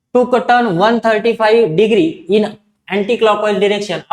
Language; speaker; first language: English; non-native, local second language; Marathi